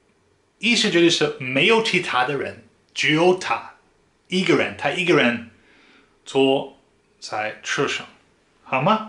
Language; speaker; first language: Chinese; non-native, fluent; Dutch